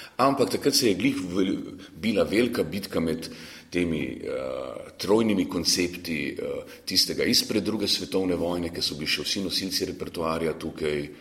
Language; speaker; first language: Slovenian; native; Slovenian